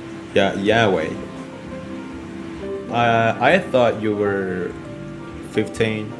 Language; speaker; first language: English; non-native, fluent; Indonesian